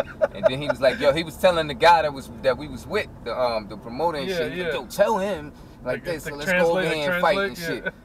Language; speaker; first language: English; native; English